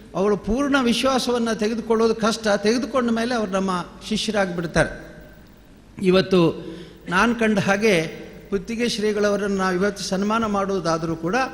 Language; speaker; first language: Kannada; non-native, local second language; Tulu